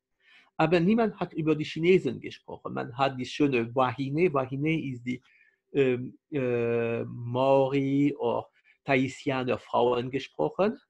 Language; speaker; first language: German; non-native, fluent; French